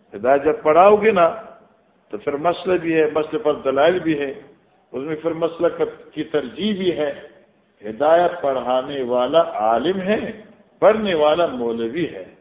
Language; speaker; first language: Urdu; non-native, local second language; Northern Hindko